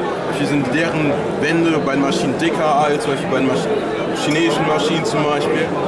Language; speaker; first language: German; native; German